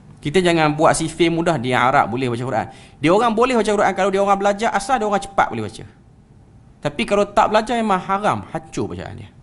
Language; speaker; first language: Malay; native; Malay